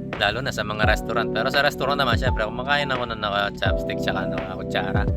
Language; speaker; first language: Filipino; non-native, local second language; Pampanga